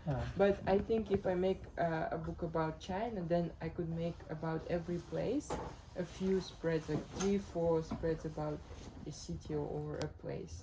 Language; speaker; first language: English; non-native, fluent; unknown